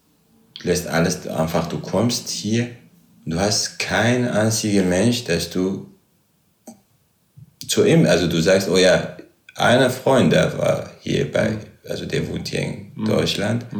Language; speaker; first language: German; non-native, learner; Arabic